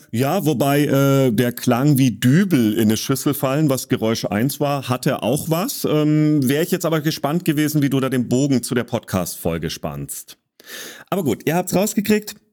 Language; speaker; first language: German; native; German